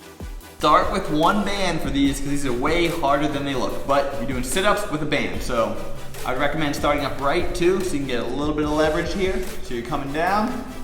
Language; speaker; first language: English; native; English